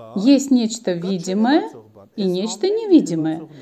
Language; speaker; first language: Russian; non-native, local second language; Armenian